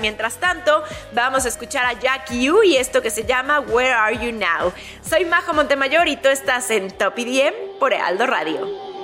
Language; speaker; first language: Spanish; native; Spanish